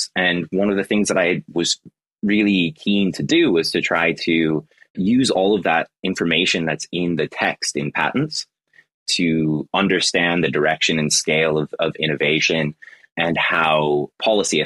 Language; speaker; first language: English; native; English